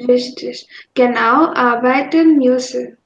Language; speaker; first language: German; non-native, fluent; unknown